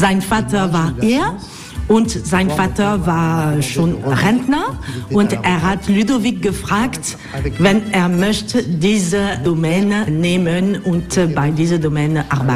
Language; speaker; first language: German; non-native, learner; French